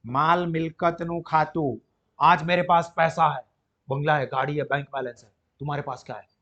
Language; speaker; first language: Hindi; non-native, local second language; Gujarati